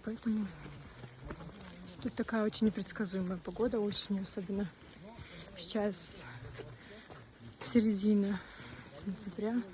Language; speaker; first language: Russian; native; Russian